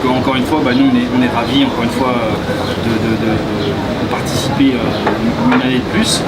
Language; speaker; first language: French; native; French